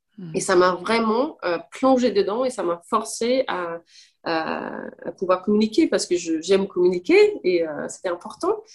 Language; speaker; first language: French; non-native, fluent; English